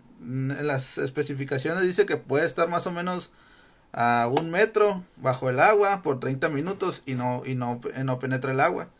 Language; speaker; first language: Spanish; native; Spanish